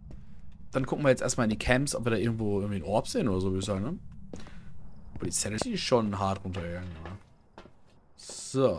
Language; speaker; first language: German; native; German